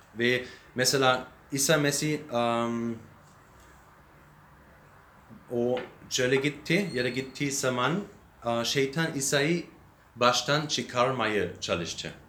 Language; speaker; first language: Turkish; non-native, learner; German